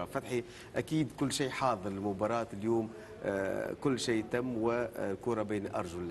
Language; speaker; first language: Arabic; native; Arabic